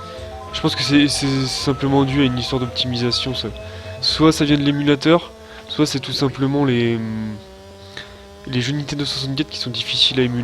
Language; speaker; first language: French; native; French